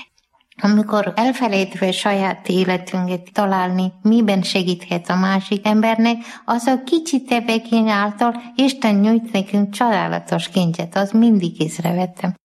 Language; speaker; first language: Hungarian; non-native, fluent; Malayalam